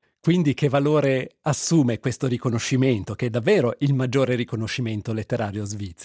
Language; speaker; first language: Italian; native; Italian